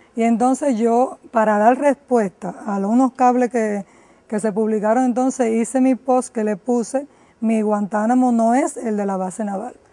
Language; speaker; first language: Spanish; native; Spanish